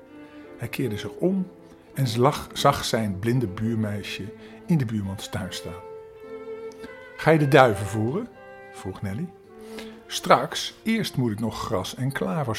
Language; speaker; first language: Dutch; native; Dutch